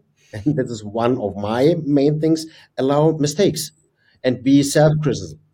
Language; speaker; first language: English; non-native, fluent; German